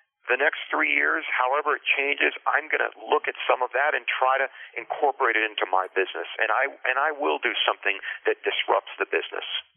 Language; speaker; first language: English; early bilingual, other home language; Spanish